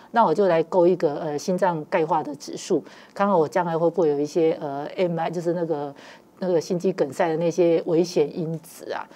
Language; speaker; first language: Chinese; native; Chinese